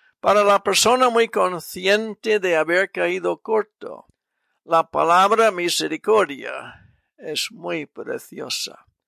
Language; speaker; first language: Spanish; non-native, fluent; English